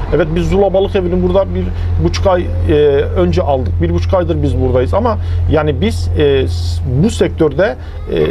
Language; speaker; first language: Turkish; native; Turkish